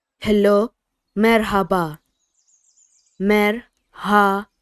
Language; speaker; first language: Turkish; non-native, fluent; Arabic